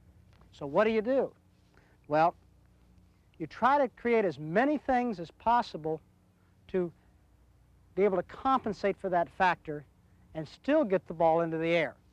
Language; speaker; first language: English; native; English